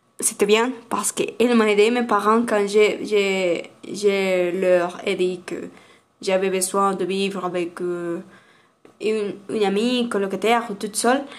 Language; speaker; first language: French; non-native, learner; Spanish